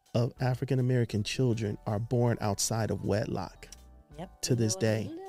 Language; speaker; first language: English; native; English